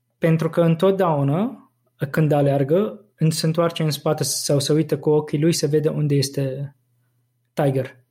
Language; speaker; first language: Romanian; non-native, fluent; Arabic